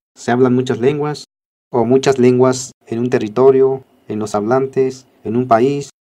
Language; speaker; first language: Spanish; non-native, local second language; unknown